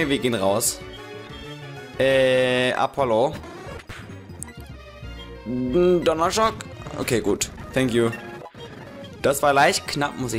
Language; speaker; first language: German; native; German